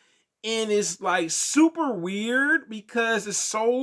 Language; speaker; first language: English; native; English